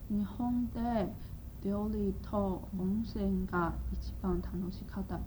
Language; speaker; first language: Japanese; non-native, learner; Chinese